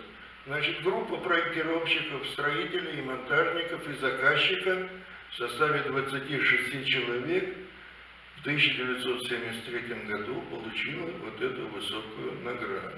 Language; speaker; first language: Russian; native; Russian